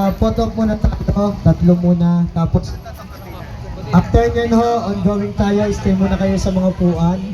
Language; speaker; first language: Filipino; non-native, local second language; Cebuano